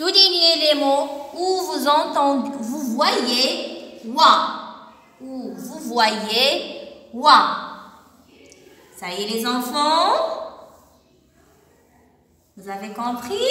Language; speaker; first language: French; non-native, local second language; Arabic